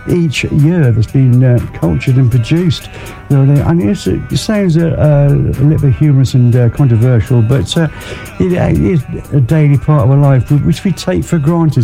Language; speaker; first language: English; native; English